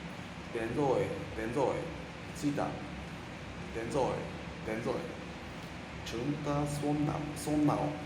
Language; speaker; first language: Vietnamese; non-native, learner; Japanese